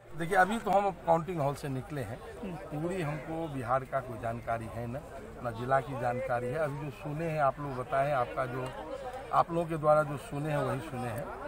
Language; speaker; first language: Hindi; native; Hindi